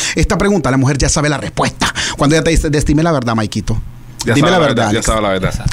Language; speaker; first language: Spanish; native; Spanish